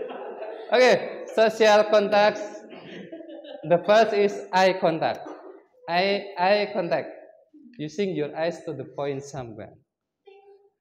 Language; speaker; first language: English; non-native, learner; Indonesian